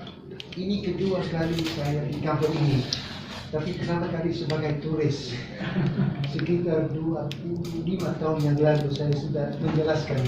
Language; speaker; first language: Indonesian; non-native, fluent; Dutch